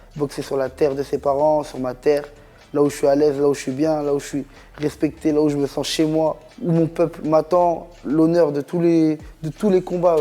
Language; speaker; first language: French; native; French